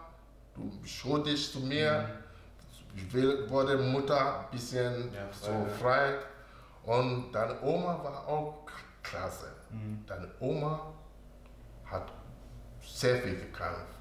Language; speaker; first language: German; non-native, learner; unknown